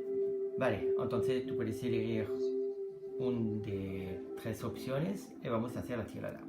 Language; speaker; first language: Spanish; non-native, learner; French